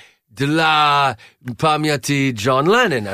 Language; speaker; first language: Russian; non-native, learner; English